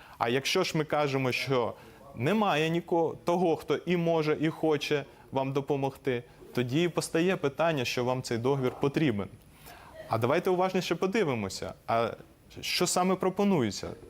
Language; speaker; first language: Ukrainian; native; Ukrainian